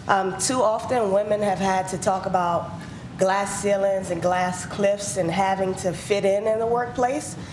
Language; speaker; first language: English; native; English